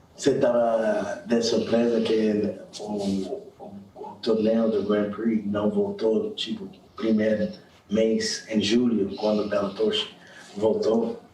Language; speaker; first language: Portuguese; non-native, learner; English